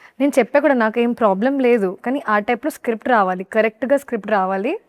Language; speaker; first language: Telugu; non-native, learner; Hindi